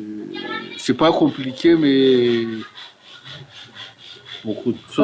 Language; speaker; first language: French; non-native, local second language; Malagasy